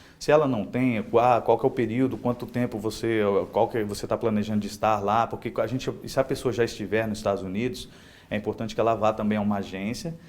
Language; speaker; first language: Portuguese; native; Portuguese